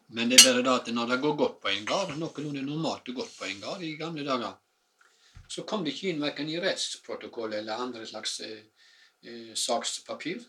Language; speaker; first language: Norwegian; native; Norwegian